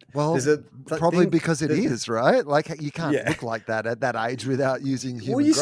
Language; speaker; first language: English; native; English